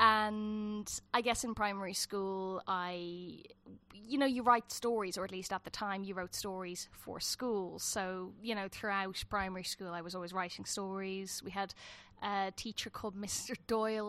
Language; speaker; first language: English; native; English